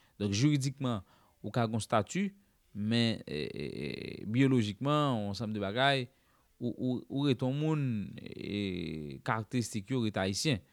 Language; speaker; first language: French; non-native, local second language; Haitian Creole